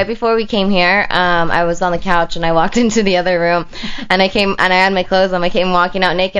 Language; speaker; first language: English; native; English